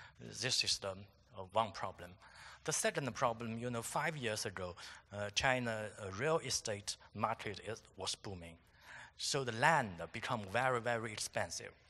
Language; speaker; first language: English; non-native, fluent; Chinese